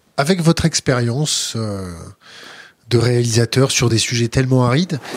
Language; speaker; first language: French; native; French